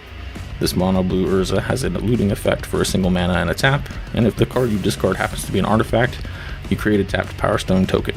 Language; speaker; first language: English; native; English